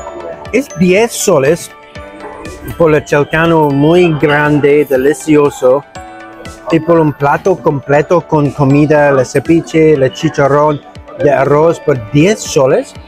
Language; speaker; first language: Spanish; non-native, learner; English